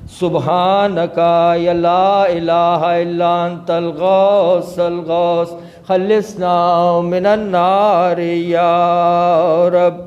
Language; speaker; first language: Urdu; native; Urdu